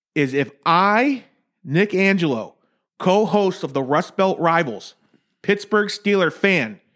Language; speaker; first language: English; native; English